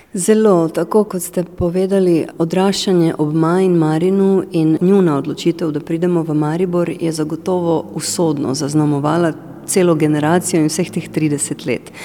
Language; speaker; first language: Slovenian; non-native, fluent; Romanian